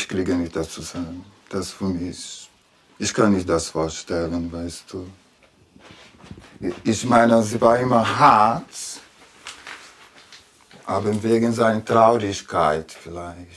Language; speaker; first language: German; non-native, fluent; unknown